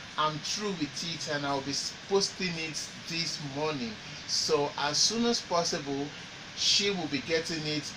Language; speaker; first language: English; non-native, local second language; Igbo